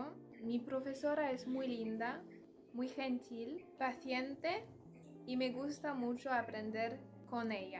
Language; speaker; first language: Spanish; non-native, learner; French